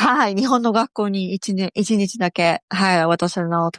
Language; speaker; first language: Japanese; native; Japanese